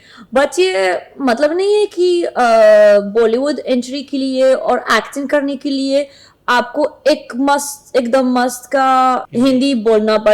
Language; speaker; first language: Hindi; non-native, learner; Arabic